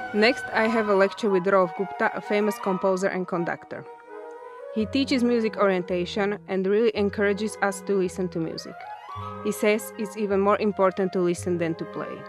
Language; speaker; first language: English; non-native, fluent; Slovak